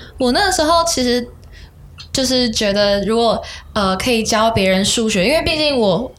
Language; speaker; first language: Chinese; native; Chinese